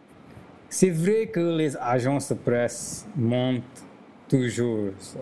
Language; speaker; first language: French; non-native, learner; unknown